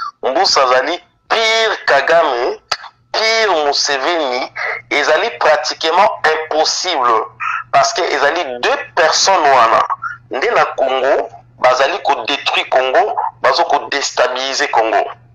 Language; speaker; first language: French; non-native, local second language; Lingala